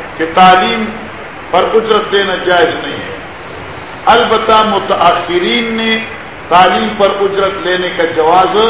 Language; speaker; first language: Urdu; non-native, local second language; Northern Hindko